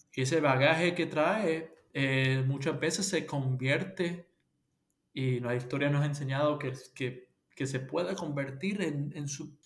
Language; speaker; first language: Spanish; early bilingual, heritage; Spanish